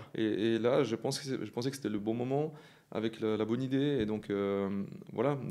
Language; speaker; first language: French; native; French